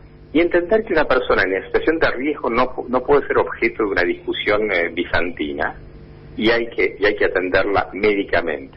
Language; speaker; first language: Spanish; native; Spanish